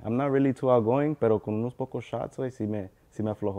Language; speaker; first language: Spanish; early bilingual, heritage; Spanish